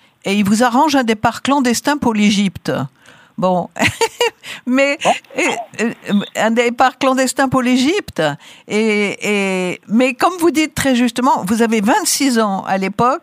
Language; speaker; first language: French; native; French